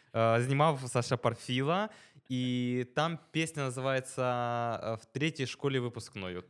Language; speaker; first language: Ukrainian; native; Ukrainian